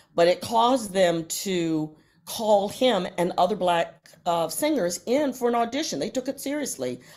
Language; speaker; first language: English; native; English